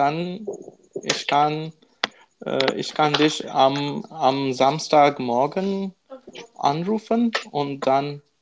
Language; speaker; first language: German; non-native, learner; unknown